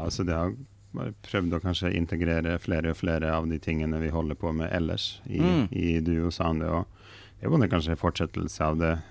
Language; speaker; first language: Norwegian; non-native, fluent; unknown